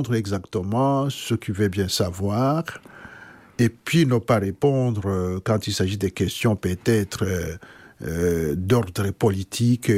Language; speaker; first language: French; non-native, local second language; Kinyarwanda